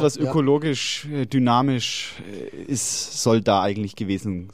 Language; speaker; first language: German; native; German